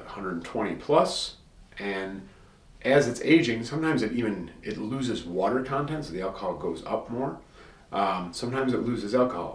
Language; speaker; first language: English; native; English